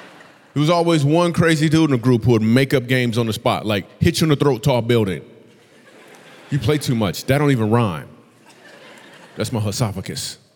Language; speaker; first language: English; native; English